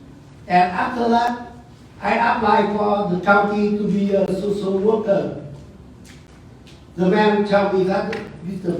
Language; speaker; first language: English; non-native, learner; Vietnamese